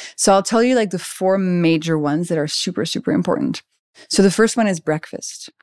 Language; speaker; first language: English; non-native, fluent; French